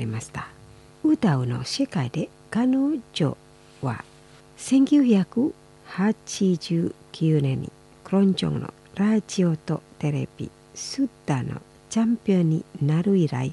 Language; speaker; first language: Japanese; non-native, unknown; Indonesian